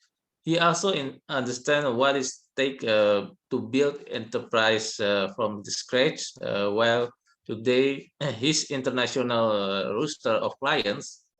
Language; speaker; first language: English; non-native, learner; Indonesian